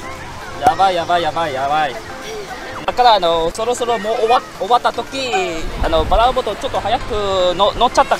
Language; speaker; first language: Japanese; non-native, learner; Malay